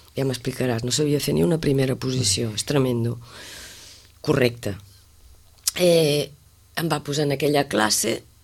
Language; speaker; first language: Catalan; native; Catalan